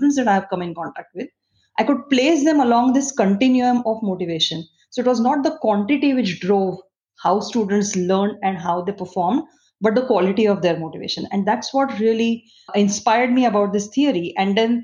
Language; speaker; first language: English; non-native, local second language; Marathi